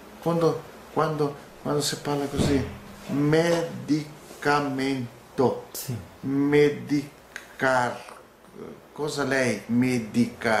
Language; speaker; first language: Italian; non-native, learner; Portuguese